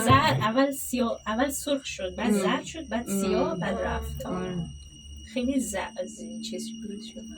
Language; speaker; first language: Persian; early bilingual, heritage; Persian